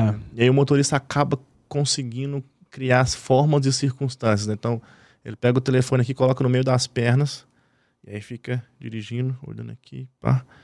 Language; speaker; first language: Portuguese; native; Portuguese